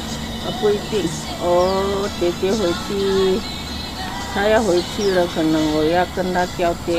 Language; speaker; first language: Chinese; non-native, local second language; Amis